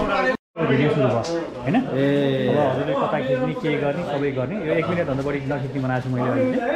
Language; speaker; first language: Nepali; native; Nepali